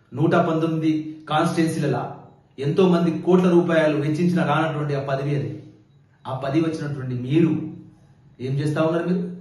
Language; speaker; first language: Telugu; non-native, local second language; Lambadi